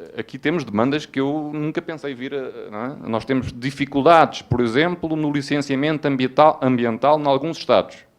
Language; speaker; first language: Portuguese; native; Portuguese